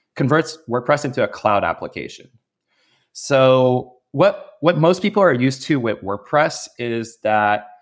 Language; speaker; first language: English; native; English